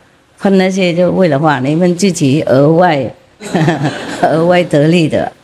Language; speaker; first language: Chinese; non-native, fluent; Vietnamese